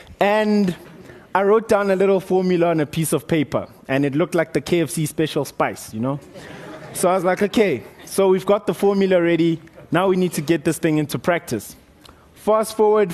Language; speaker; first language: English; non-native, local second language; Northern Sotho